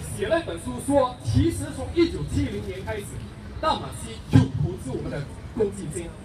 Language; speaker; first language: Chinese; non-native, local second language; English